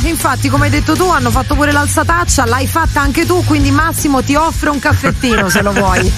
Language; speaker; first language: Italian; native; Italian